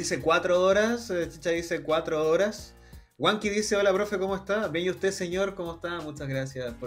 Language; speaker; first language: Spanish; native; Spanish